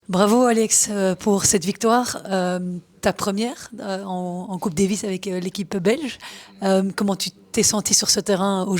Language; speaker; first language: French; native; French